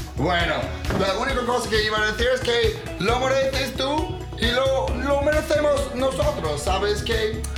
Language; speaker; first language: Spanish; non-native, fluent; English